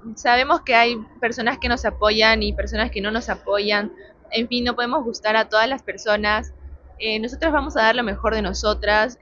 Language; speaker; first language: Spanish; native; Spanish